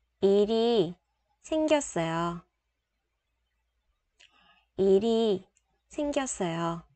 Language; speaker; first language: Korean; non-native, fluent; Vietnamese